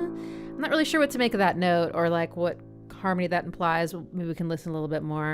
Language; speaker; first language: English; native; English